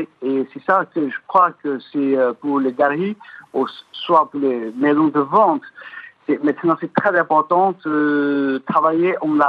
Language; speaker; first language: French; non-native, fluent; Chinese